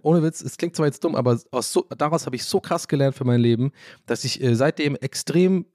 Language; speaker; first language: German; native; German